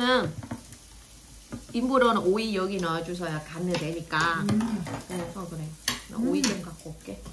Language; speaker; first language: Korean; non-native, fluent; Vietnamese